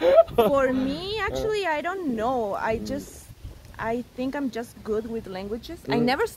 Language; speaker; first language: English; non-native, fluent; Spanish